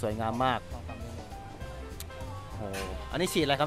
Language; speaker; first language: Thai; native; Thai